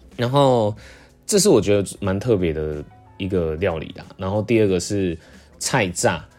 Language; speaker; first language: Chinese; non-native, local second language; Min Nan Chinese